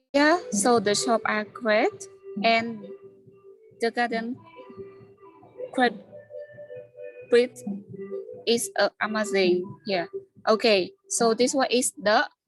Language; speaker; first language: English; non-native, learner; Khmer